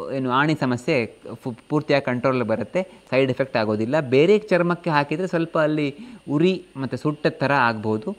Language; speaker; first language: Kannada; native; Kannada